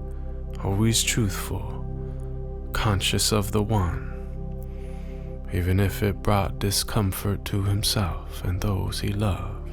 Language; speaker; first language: English; native; English